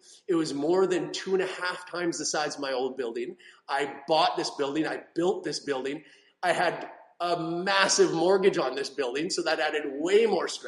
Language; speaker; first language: English; native; English